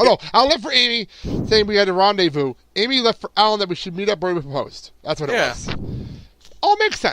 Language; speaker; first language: English; native; English